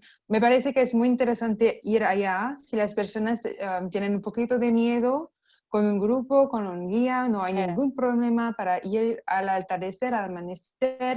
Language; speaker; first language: Spanish; non-native, fluent; French